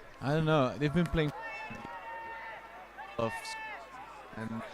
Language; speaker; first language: English; non-native, fluent; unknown